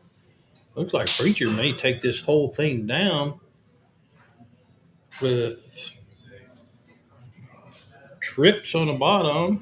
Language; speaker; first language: English; native; English